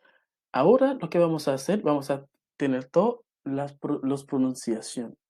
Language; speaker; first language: Spanish; non-native, local second language; Haitian Creole